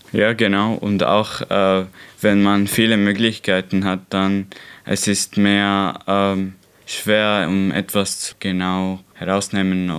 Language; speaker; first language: German; non-native, learner; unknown